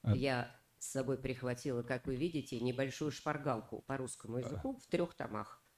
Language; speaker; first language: Russian; native; Russian